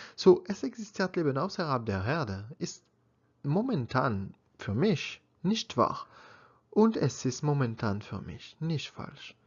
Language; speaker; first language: German; non-native, learner; French